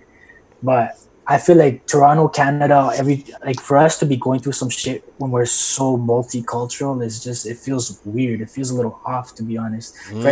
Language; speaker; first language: English; native; English